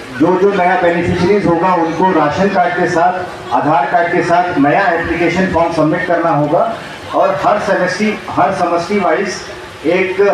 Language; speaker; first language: Hindi; non-native, local second language; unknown